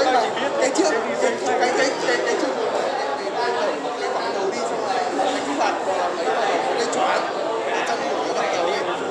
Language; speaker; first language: Vietnamese; native; Vietnamese